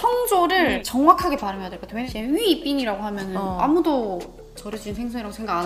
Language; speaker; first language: Korean; native; Korean